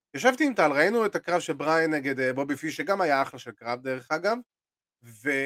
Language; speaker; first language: Hebrew; native; Hebrew